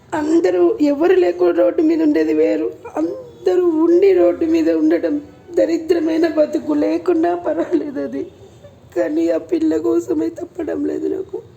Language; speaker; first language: Telugu; native; Telugu